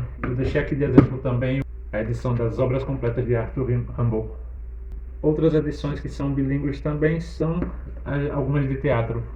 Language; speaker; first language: Portuguese; native; Portuguese